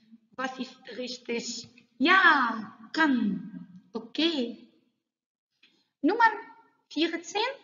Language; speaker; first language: German; non-native, learner; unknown